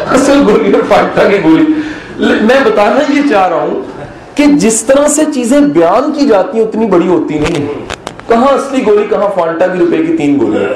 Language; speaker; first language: Urdu; non-native, local second language; Punjabi